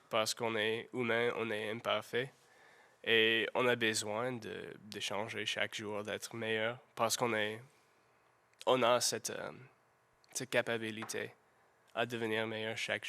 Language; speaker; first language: French; non-native, learner; English